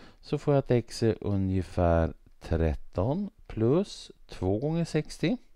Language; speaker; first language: Swedish; native; Swedish